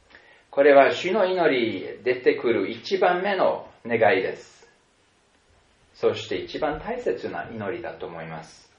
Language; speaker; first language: Japanese; non-native, fluent; German